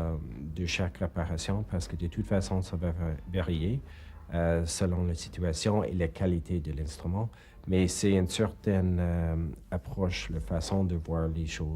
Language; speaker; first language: French; non-native, fluent; English